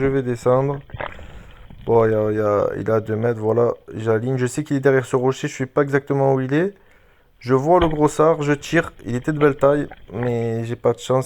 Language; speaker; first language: French; native; French